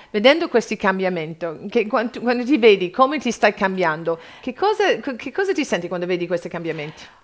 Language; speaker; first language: Italian; non-native, fluent; English